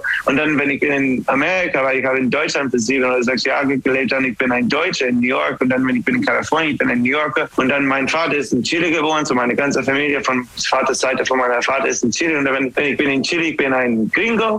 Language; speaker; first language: German; non-native, learner; English